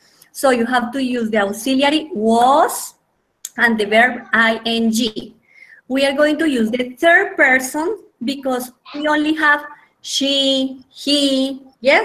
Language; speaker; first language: English; non-native, fluent; Spanish